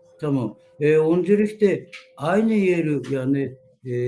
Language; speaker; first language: Turkish; non-native, learner; Japanese